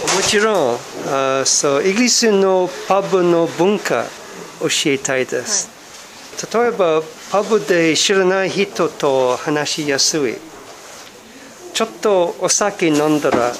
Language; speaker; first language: Japanese; non-native, learner; English